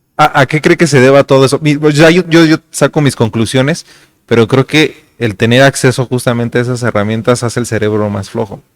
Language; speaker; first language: Spanish; native; Spanish